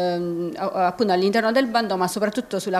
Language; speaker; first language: Italian; native; Italian